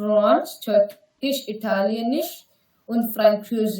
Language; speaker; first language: German; non-native, learner; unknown